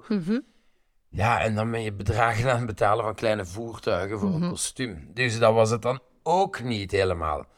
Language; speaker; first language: Dutch; native; Dutch